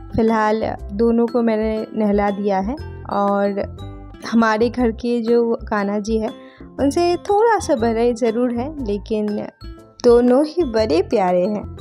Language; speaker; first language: Hindi; non-native, local second language; Bangla